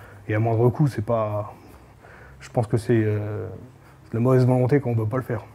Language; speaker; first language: French; native; French